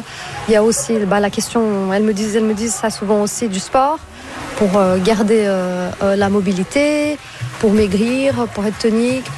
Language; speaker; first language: French; non-native, fluent; Portuguese